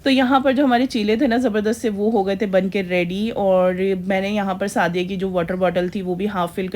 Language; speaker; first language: Hindi; native; Hindi